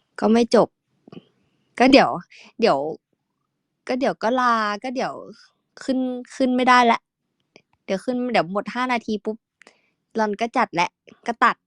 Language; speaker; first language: Thai; native; Thai